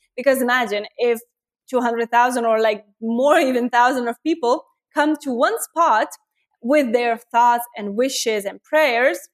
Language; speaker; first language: English; non-native, fluent; Lithuanian